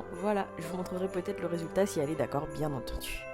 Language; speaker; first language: French; native; French